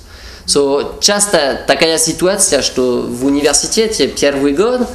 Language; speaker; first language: Russian; non-native, fluent; French